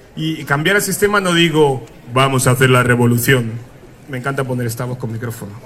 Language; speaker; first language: Spanish; early bilingual, other home language; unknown